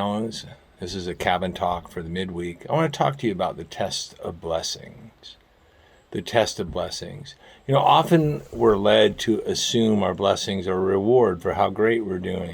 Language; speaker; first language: English; native; English